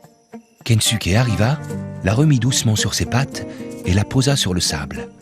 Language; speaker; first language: French; native; French